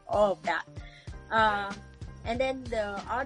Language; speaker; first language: English; non-native, learner; Vietnamese